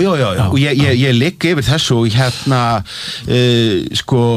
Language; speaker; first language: Icelandic; native; Icelandic